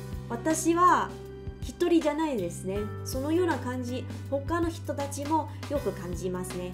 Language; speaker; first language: Japanese; non-native, learner; Chinese